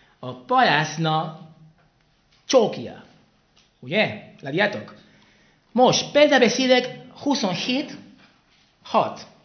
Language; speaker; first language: Hungarian; non-native, learner; Spanish